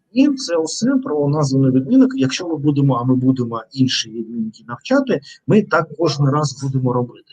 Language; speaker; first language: Ukrainian; non-native, local second language; Russian